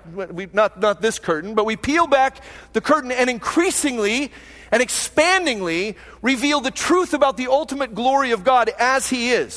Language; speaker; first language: English; native; English